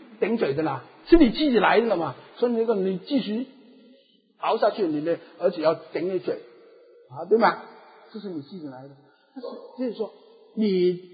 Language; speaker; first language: Chinese; non-native, local second language; Cantonese